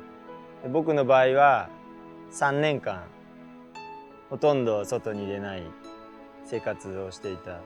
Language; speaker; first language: Japanese; native; Japanese